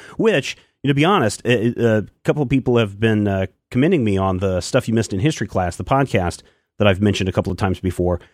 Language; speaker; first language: English; native; English